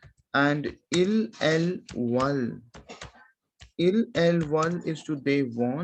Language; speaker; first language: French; non-native, learner; Hindi